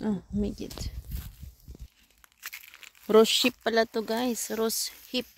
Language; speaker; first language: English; non-native, learner; Filipino